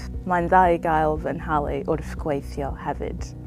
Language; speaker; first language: Welsh; non-native, learner; English